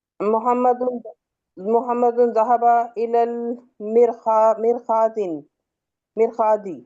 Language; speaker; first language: Arabic; non-native, learner; Urdu